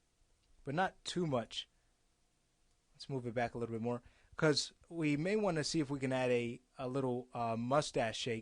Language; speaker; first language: English; native; English